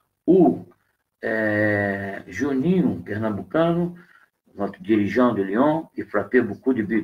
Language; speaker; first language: French; non-native, learner; Portuguese